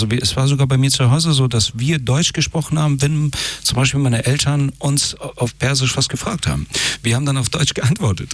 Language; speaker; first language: German; early bilingual, other home language; Persian